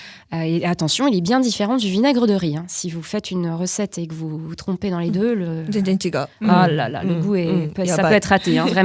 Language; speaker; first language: French; native; French